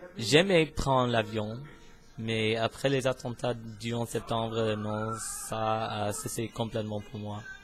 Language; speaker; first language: French; non-native, fluent; English